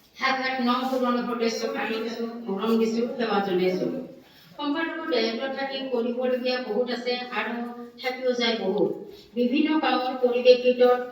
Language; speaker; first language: Assamese; native; Assamese